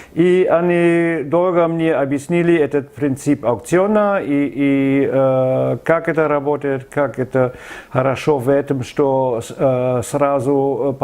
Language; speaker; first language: Russian; non-native, fluent; German